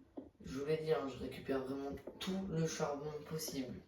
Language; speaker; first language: French; native; French